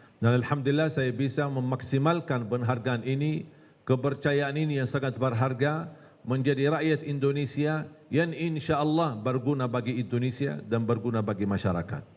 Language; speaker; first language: Malay; non-native, fluent; Arabic